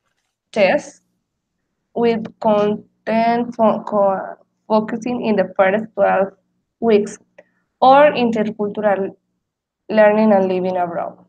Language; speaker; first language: English; non-native, learner; Spanish